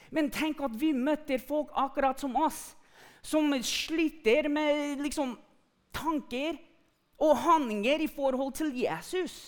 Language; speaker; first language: Norwegian; non-native, fluent; English